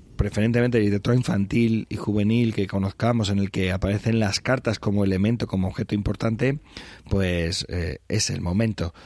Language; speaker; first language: Spanish; native; Spanish